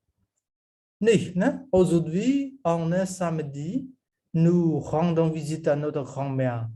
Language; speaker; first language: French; non-native, fluent; Khmer